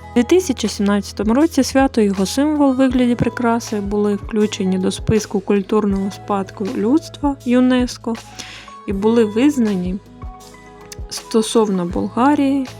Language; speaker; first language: Ukrainian; non-native, fluent; Bulgarian